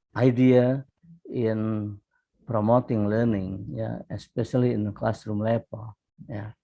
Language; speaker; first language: English; non-native, fluent; Indonesian